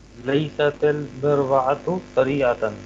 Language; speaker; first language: Arabic; non-native, learner; Urdu